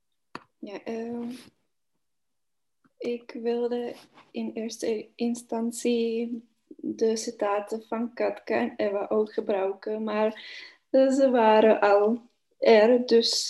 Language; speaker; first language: Dutch; non-native, learner; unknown